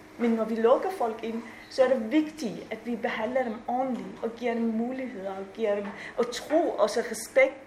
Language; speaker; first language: Danish; non-native, fluent; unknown